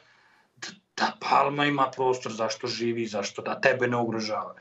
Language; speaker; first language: Serbian; native; Serbian